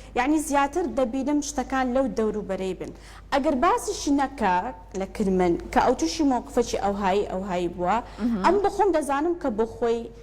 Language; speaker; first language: Central Kurdish; early bilingual, heritage; Central Kurdish